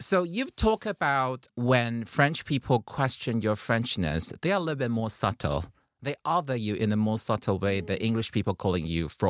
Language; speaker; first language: English; non-native, fluent; Chinese